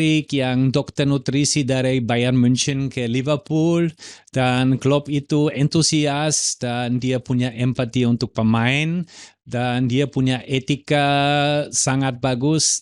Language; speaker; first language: Indonesian; non-native, fluent; German